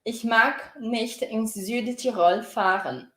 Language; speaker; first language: German; non-native, fluent; Portuguese